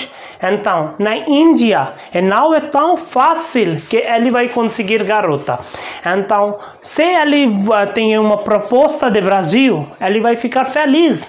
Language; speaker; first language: Portuguese; non-native, learner; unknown